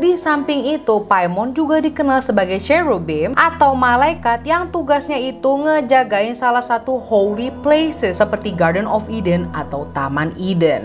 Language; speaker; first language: Indonesian; native; Indonesian